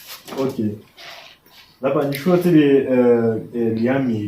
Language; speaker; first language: Chinese; non-native, learner; French